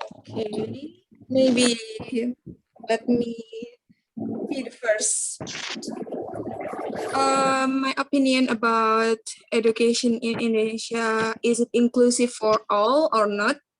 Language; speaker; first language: English; non-native, learner; Indonesian